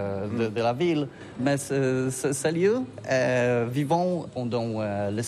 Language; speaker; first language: French; non-native, learner; Polish